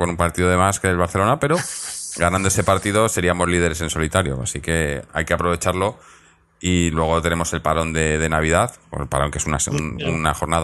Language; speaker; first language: Spanish; native; Spanish